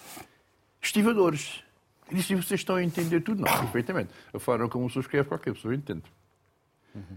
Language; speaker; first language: Portuguese; non-native, local second language; Kabuverdianu